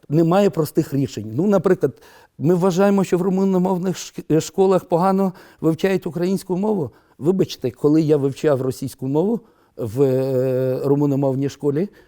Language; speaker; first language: Ukrainian; non-native, local second language; Romanian